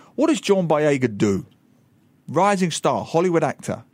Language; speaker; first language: English; native; English